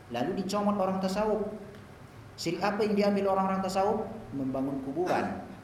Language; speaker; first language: Indonesian; native; Indonesian